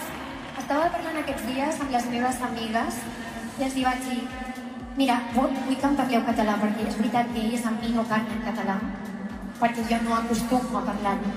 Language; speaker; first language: Catalan; non-native, local second language; Spanish